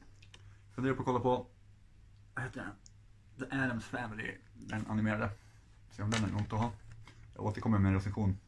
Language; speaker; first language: Swedish; native; Swedish